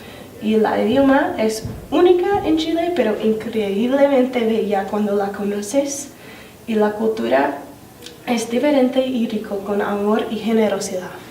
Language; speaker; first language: Spanish; non-native, learner; English